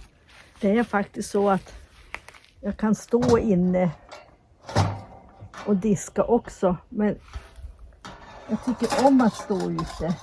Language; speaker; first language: Swedish; native; Swedish